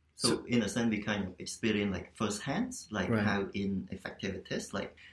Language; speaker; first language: English; non-native, fluent; Khmer